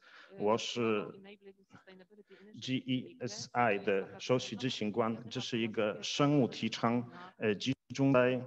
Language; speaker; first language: Chinese; non-native, fluent; Polish